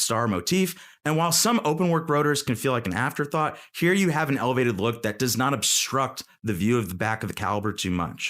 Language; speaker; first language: English; native; English